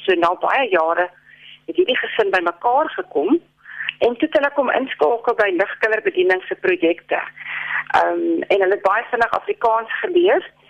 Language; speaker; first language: Afrikaans; native; Afrikaans